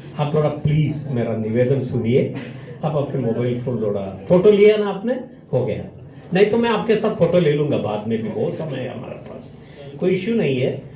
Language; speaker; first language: Hindi; non-native, local second language; Malayalam